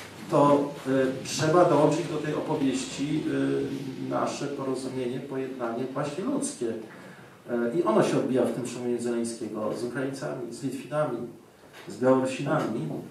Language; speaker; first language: Polish; non-native, fluent; German